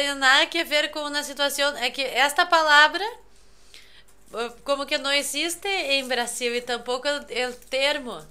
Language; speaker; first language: Spanish; non-native, fluent; Portuguese